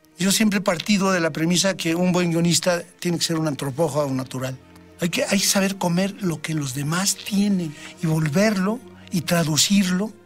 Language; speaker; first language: Spanish; native; Spanish